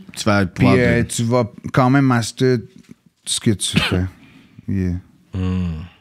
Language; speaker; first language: French; early bilingual, other home language; English